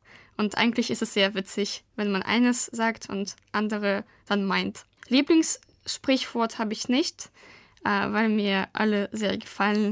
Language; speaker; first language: German; non-native, fluent; Russian